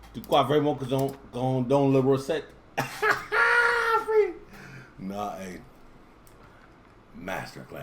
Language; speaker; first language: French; non-native, learner; English